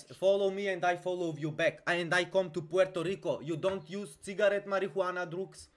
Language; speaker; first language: English; non-native, learner; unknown